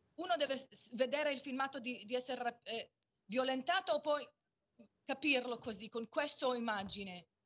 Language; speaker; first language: Italian; non-native, fluent; Hebrew